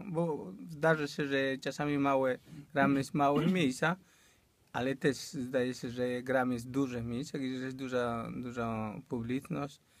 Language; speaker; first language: Polish; non-native, fluent; Spanish